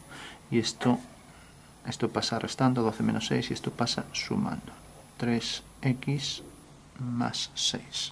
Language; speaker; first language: Spanish; native; Spanish